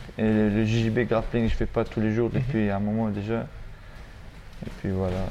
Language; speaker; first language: French; non-native, fluent; Russian